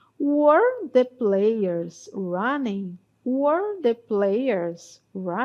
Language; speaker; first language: English; non-native, fluent; Portuguese